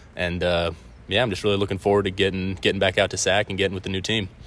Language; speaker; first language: English; native; English